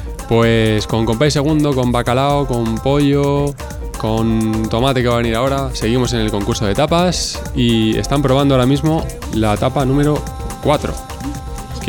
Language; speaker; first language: Spanish; native; Spanish